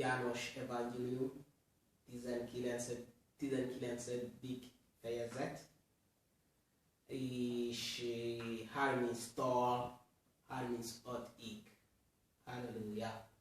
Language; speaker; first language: Hungarian; non-native, learner; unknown